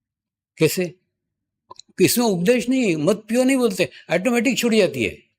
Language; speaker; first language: Hindi; native; Hindi